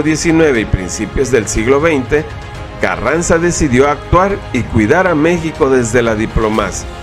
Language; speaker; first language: Spanish; native; Spanish